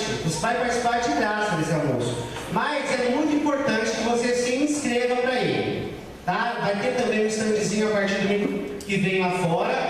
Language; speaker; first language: Portuguese; native; Portuguese